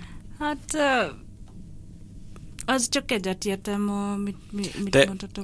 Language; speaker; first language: Hungarian; non-native, learner; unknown